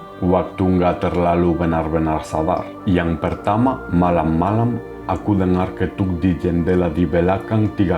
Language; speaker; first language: Indonesian; non-native, fluent; Spanish